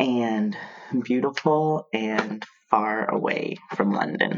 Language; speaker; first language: English; native; English